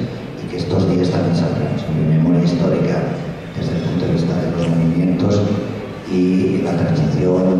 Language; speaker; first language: Spanish; non-native, local second language; Catalan